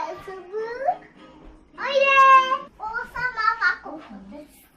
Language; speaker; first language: Japanese; native; Japanese